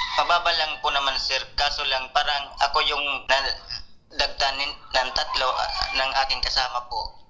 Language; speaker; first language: Filipino; non-native, local second language; Bikol